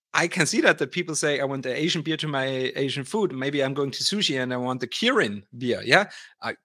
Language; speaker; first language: English; non-native, fluent; German